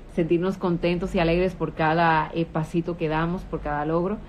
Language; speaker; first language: Spanish; native; Spanish